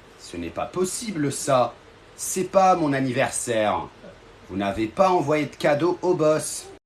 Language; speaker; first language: French; native; French